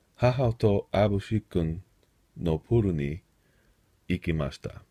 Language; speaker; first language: Japanese; non-native, learner; English